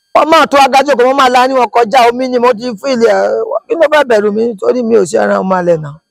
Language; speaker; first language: Yoruba; native; Yoruba